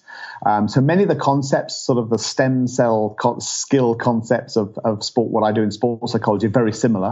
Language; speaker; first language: English; native; English